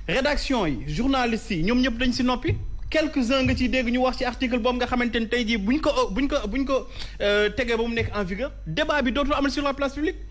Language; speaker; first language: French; non-native, local second language; Wolof